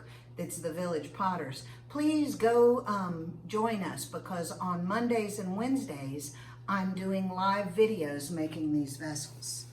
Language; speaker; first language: English; native; English